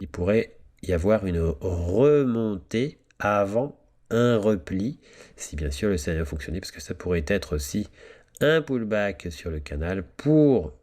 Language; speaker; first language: French; native; French